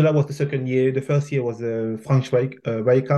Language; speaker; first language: English; non-native, fluent; French